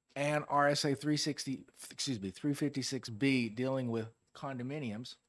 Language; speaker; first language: English; native; English